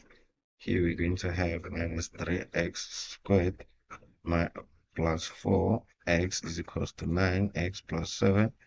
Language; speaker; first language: English; non-native, local second language; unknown